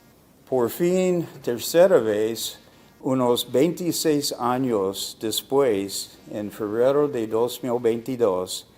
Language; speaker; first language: Spanish; non-native, fluent; English